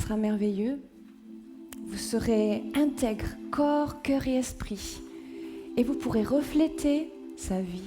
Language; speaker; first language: French; native; French